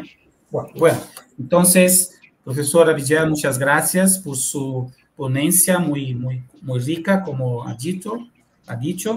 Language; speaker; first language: Spanish; non-native, fluent; Portuguese